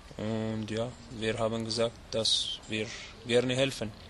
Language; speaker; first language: German; non-native, learner; Arabic